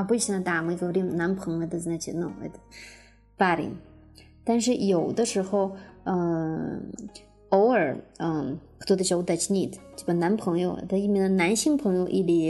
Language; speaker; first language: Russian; non-native, learner; Chinese